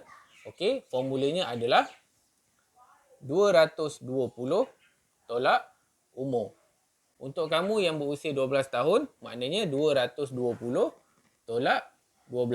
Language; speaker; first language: Malay; native; Malay